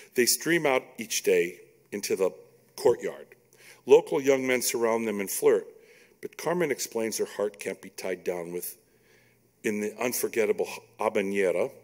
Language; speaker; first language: English; native; English